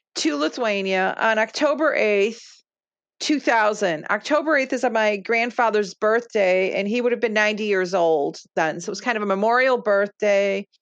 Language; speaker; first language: English; early bilingual, other home language; Lithuanian